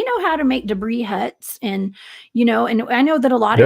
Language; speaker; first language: English; native; English